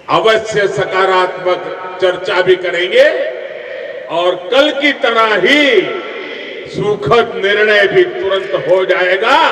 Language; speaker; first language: Hindi; non-native, local second language; Gujarati